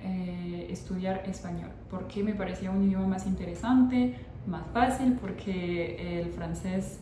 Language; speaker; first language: Spanish; non-native, fluent; French